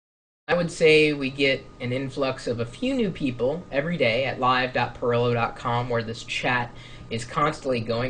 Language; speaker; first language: English; native; English